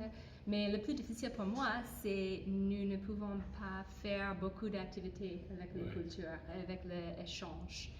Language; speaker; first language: French; non-native, fluent; English